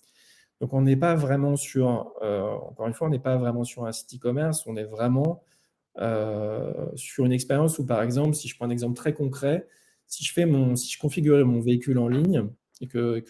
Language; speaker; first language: French; native; French